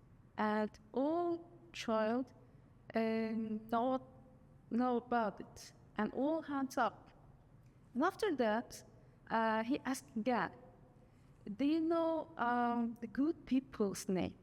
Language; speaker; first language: English; non-native, learner; Turkish